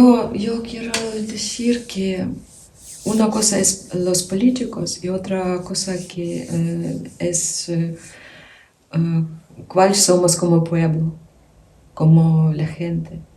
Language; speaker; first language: Spanish; non-native, fluent; Ukrainian